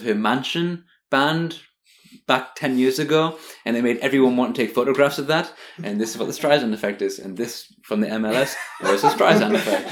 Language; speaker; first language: English; native; English